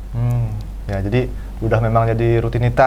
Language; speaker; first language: Indonesian; non-native, local second language; Balinese